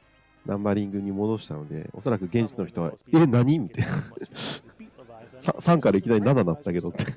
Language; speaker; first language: Japanese; native; Japanese